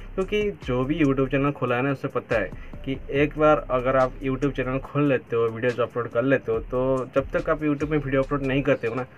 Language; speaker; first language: Hindi; non-native, local second language; Odia